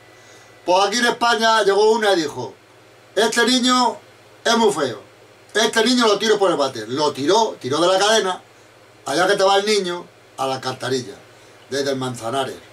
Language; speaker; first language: Spanish; native; Spanish